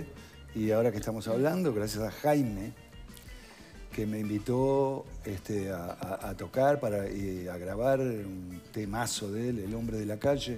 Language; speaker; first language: Spanish; native; Spanish